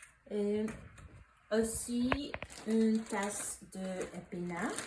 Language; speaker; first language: French; non-native, learner; Spanish